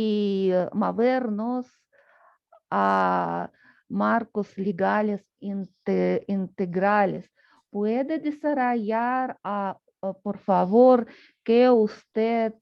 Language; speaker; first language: Spanish; non-native, fluent; Russian